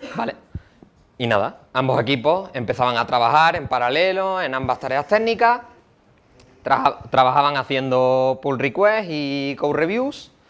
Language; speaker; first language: Spanish; native; Spanish